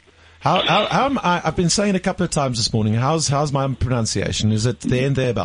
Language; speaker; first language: English; native; English